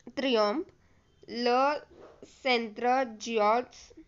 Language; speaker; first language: French; non-native, fluent; Hindi